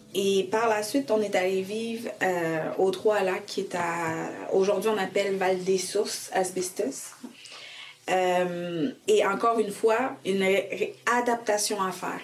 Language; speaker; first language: French; early bilingual, other home language; Haitian Creole